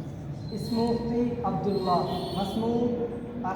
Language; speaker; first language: Arabic; non-native, learner; Bangla